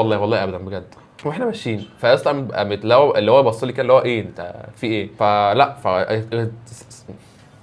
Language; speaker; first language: Arabic; native; Arabic